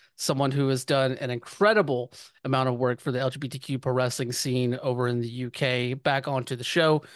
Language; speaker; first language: English; native; English